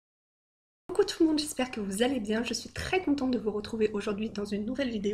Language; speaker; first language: French; native; French